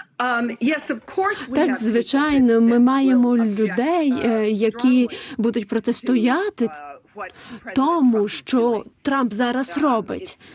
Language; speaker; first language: Ukrainian; non-native, fluent; English